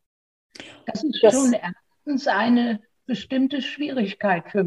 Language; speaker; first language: German; native; German